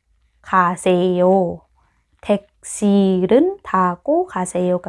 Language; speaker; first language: Korean; non-native, fluent; Lao